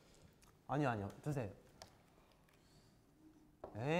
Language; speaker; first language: Korean; native; Korean